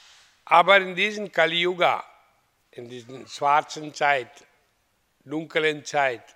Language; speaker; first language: German; non-native, fluent; Hindi